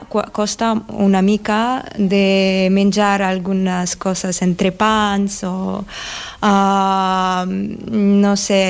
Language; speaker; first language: Catalan; non-native, learner; Russian